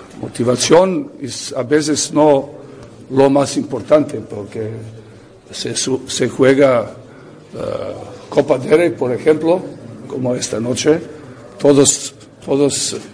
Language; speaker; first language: Spanish; non-native, learner; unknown